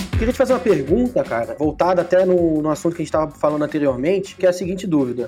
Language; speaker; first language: Portuguese; early bilingual, heritage; Portuguese